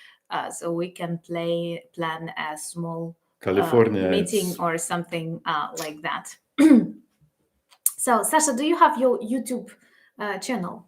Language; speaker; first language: English; non-native, fluent; Ukrainian